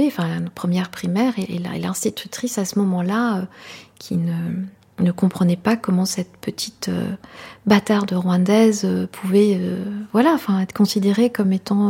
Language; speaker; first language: French; non-native, local second language; Kinyarwanda